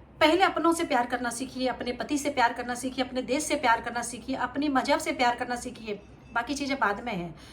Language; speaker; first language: Hindi; native; Hindi